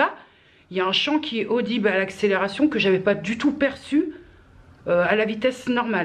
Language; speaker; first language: French; native; French